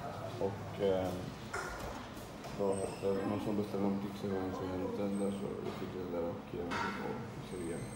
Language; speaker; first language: Swedish; non-native, learner; Spanish